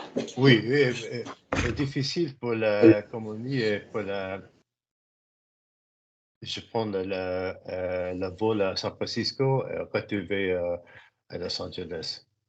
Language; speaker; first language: French; non-native, learner; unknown